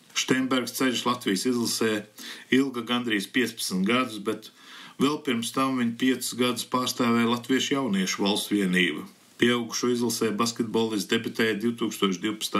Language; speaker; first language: Latvian; early bilingual, heritage; Latvian